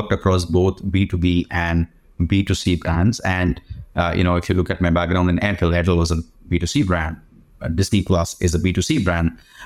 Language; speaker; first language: English; non-native, local second language; Tamil